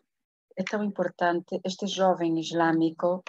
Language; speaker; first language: Spanish; non-native, fluent; Portuguese